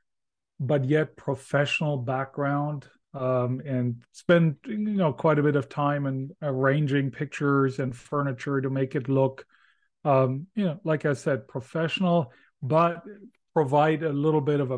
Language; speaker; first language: English; non-native, fluent; German